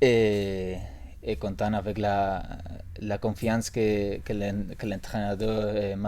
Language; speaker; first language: French; non-native, learner; Spanish